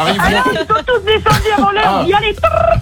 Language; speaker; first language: French; native; French